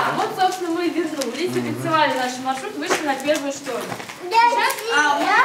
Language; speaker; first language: Russian; native; Russian